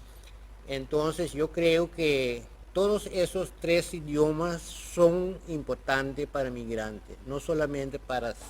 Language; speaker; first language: Spanish; non-native, fluent; Papiamento